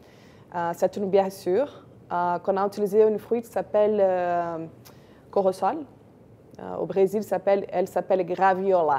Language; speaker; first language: French; non-native, fluent; Portuguese